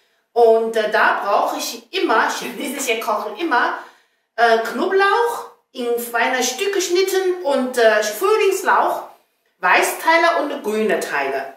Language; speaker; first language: German; non-native, learner; Chinese